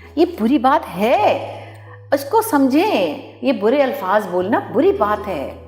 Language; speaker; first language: Urdu; native; Urdu